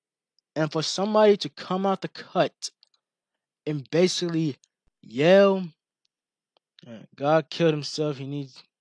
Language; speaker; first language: English; native; English